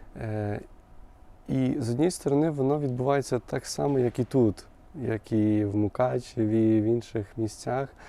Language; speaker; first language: Ukrainian; native; Ukrainian